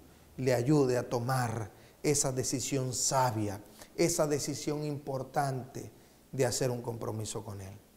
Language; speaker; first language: Spanish; native; Spanish